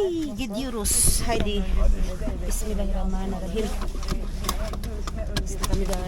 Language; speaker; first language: Turkish; non-native, learner; Filipino